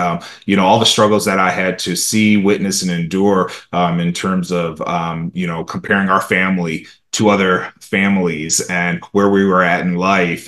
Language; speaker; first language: English; early bilingual, other home language; Romanian